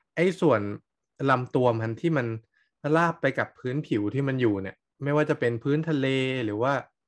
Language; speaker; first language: Thai; native; Thai